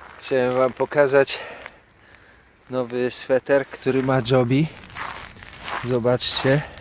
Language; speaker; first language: Polish; native; Polish